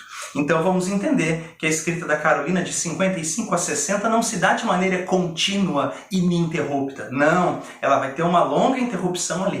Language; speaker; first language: Portuguese; native; Portuguese